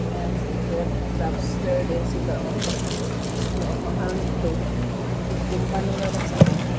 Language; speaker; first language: Filipino; non-native, local second language; Cebuano